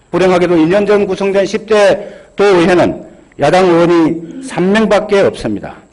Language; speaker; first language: Korean; native; Korean